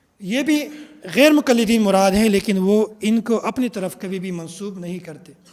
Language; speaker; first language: Urdu; non-native, local second language; Pashto